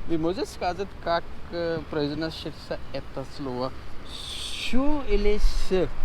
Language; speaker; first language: Russian; non-native, learner; Urdu